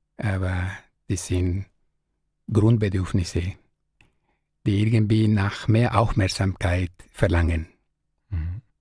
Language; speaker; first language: German; non-native, fluent; Spanish